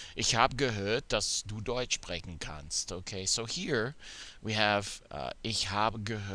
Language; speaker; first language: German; non-native, fluent; English